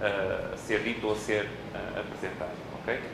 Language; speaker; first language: Portuguese; native; Portuguese